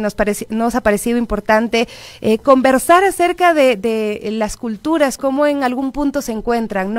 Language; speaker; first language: Spanish; native; Spanish